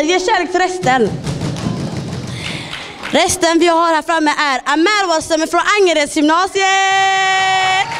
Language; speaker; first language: Swedish; early bilingual, other home language; Somali